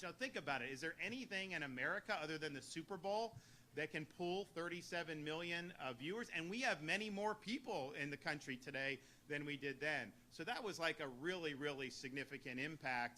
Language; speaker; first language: English; native; English